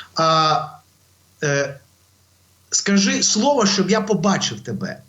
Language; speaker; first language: Ukrainian; non-native, local second language; Russian